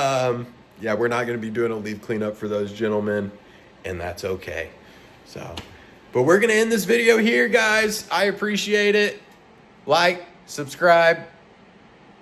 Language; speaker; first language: English; native; English